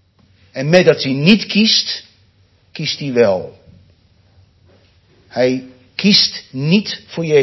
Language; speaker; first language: Dutch; native; Dutch